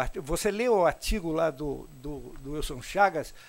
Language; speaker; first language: Portuguese; native; Portuguese